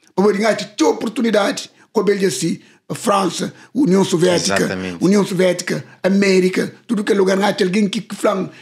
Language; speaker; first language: Portuguese; non-native, local second language; Kabuverdianu